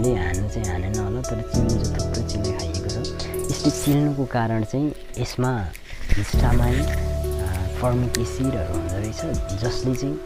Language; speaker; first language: Nepali; non-native, local second language; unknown